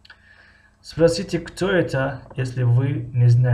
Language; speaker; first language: Russian; non-native, fluent; Tajik